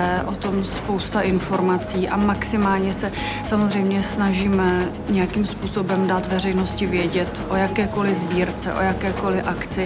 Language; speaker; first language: Czech; native; Czech